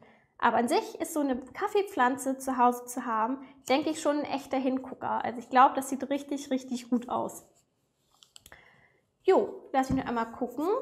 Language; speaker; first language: German; native; German